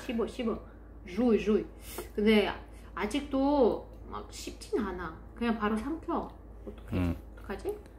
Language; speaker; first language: Korean; non-native, fluent; Russian